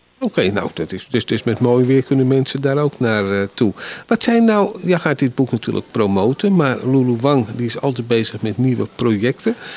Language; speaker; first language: Dutch; native; Dutch